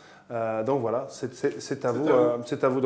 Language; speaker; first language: French; native; French